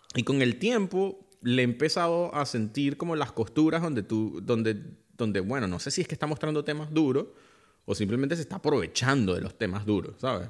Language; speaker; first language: Spanish; native; Spanish